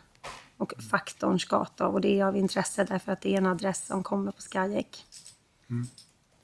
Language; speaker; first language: Swedish; native; Swedish